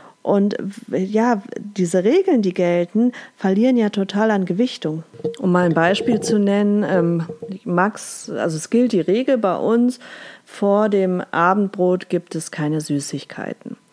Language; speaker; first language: German; native; German